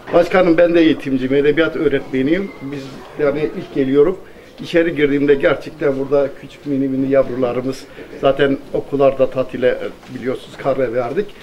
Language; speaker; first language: Turkish; native; Turkish